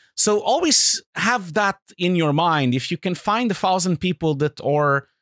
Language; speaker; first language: English; non-native, fluent; Portuguese